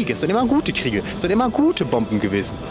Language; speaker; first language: German; native; German